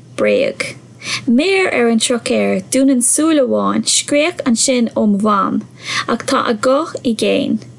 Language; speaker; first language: Irish; non-native, local second language; English